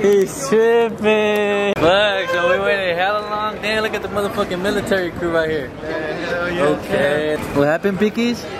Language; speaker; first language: English; early bilingual, other home language; Spanish